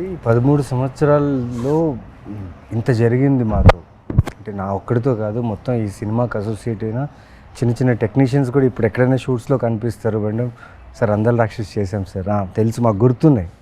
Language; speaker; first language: Telugu; native; Telugu